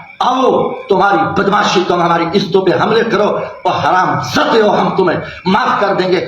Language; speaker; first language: Urdu; non-native, local second language; Saraiki